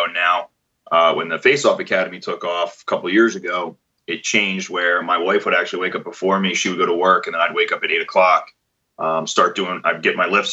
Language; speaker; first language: English; native; English